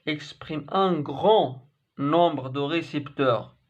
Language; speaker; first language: French; non-native, local second language; Arabic